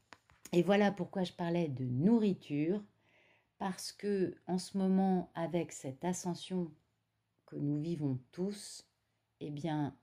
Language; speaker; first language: French; native; French